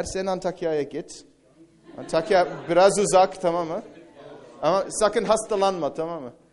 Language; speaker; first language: Turkish; non-native, fluent; English